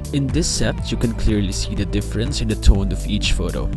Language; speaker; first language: English; non-native, local second language; Filipino